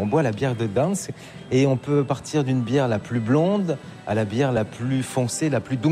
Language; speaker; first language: French; native; French